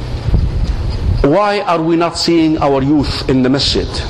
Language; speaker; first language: English; non-native, fluent; Arabic